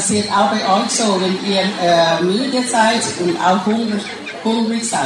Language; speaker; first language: German; non-native, learner; Thai